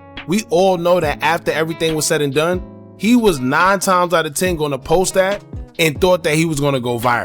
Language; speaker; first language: English; native; English